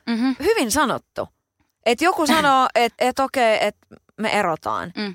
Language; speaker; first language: Finnish; native; Finnish